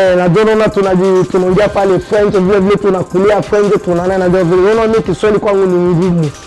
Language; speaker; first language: Swahili; non-native, local second language; French